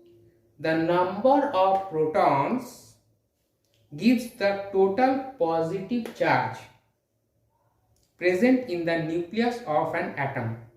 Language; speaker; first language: English; non-native, local second language; Hindi